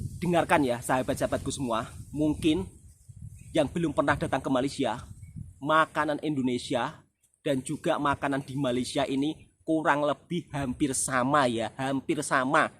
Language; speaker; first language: Indonesian; native; Indonesian